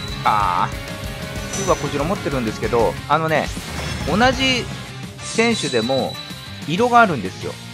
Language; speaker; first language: Japanese; native; Japanese